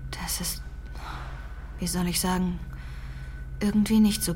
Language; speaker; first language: German; non-native, fluent; Persian